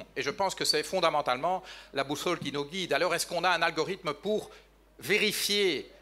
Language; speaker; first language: French; native; French